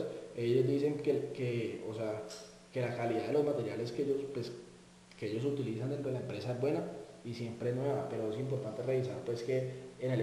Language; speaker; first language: Spanish; native; Spanish